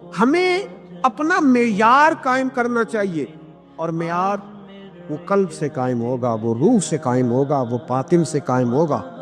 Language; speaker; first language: Urdu; non-native, local second language; Punjabi